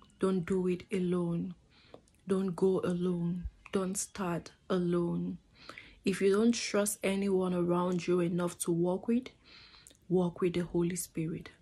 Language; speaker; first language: English; non-native, fluent; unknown